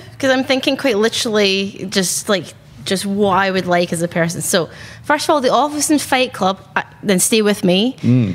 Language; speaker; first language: English; native; English